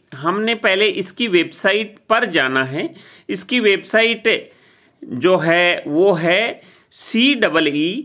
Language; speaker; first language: Hindi; native; Hindi